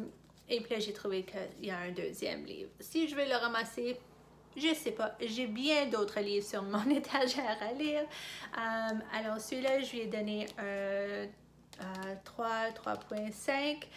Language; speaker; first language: French; non-native, fluent; English